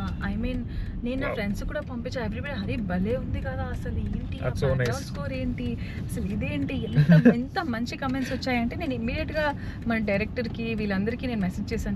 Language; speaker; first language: Telugu; native; Telugu